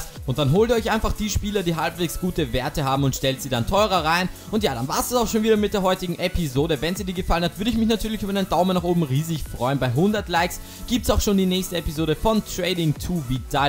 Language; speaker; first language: German; native; German